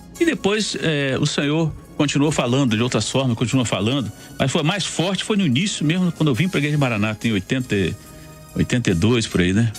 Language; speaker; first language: Portuguese; native; Portuguese